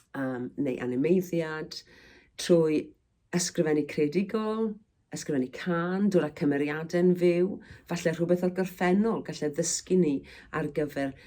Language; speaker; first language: Welsh; native; Welsh